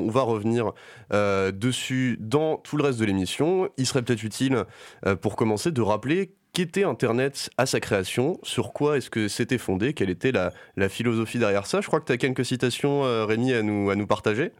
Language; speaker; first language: French; native; French